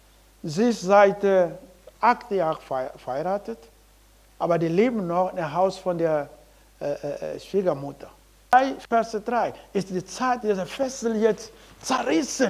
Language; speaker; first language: German; non-native, learner; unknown